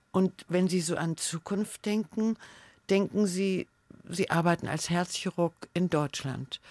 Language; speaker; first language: German; native; German